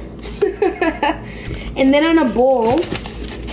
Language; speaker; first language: English; non-native, fluent; Kabuverdianu